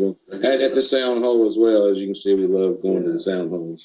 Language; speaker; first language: English; native; English